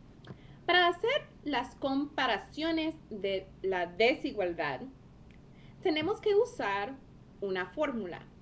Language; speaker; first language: Spanish; non-native, fluent; English